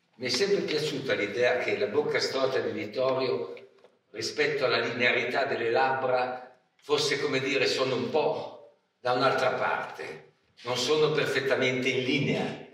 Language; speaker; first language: Italian; native; Italian